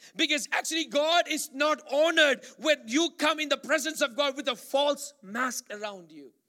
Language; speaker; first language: English; non-native, local second language; Malayalam